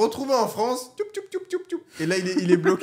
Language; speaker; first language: French; native; French